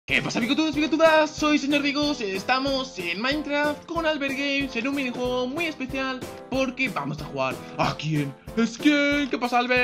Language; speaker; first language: Spanish; native; Spanish